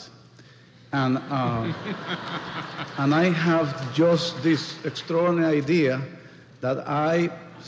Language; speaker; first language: English; non-native, fluent; Spanish